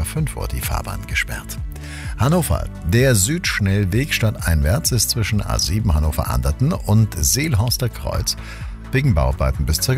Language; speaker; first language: German; native; German